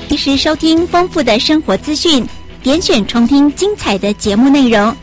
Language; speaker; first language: Chinese; native; Chinese